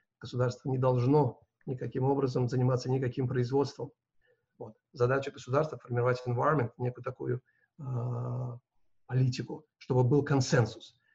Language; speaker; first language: Russian; non-native, local second language; Uzbek